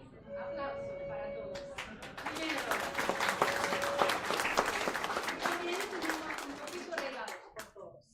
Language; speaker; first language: Spanish; non-native, learner; English